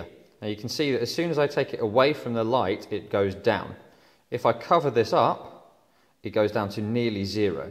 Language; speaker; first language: English; native; English